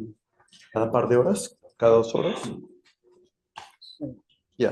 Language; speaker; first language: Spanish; native; Spanish